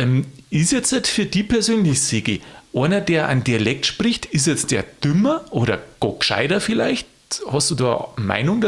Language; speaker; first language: German; native; German